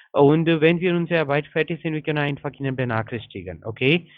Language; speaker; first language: German; non-native, fluent; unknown